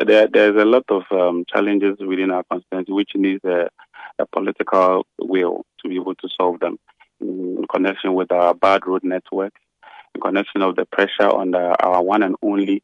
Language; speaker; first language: English; non-native, local second language; Ga